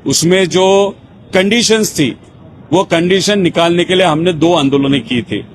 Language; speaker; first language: Hindi; non-native, local second language; Marathi